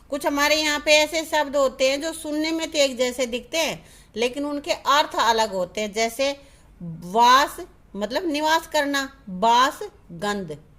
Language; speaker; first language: Hindi; native; Hindi